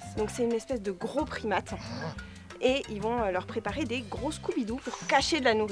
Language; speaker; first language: French; native; French